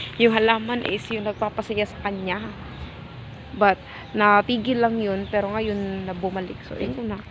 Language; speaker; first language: Filipino; non-native, local second language; Cebuano